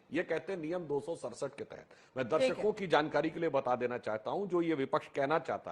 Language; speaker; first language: Hindi; native; Hindi